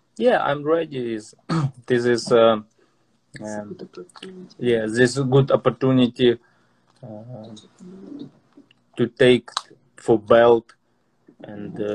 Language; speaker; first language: English; non-native, learner; Russian